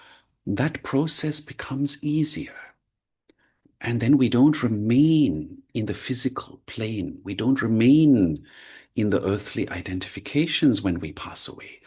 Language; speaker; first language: English; non-native, fluent; German